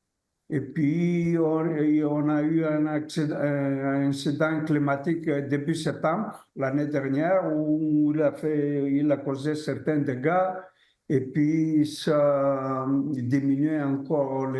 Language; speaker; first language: French; non-native, fluent; Greek